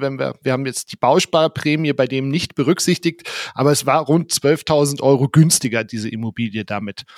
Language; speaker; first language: German; native; German